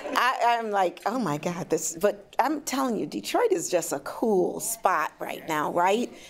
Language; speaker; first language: English; native; English